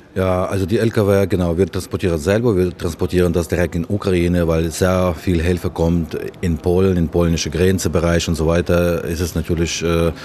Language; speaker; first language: German; non-native, learner; Ukrainian